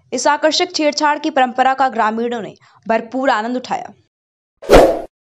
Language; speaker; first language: Hindi; native; Hindi